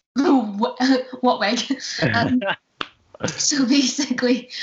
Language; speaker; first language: English; native; English